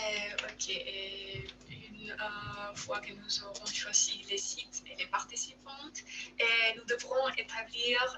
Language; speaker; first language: French; non-native, learner; Spanish